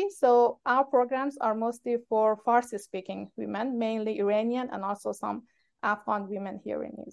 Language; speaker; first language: English; non-native, fluent; Persian